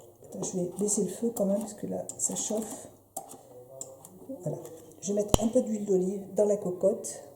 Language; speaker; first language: French; native; French